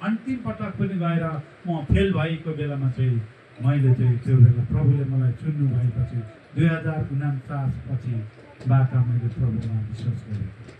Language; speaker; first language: Nepali; non-native, local second language; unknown